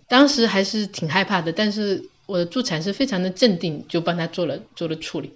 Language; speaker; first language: Chinese; native; Chinese